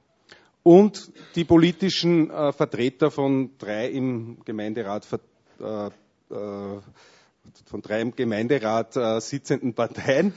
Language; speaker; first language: German; native; German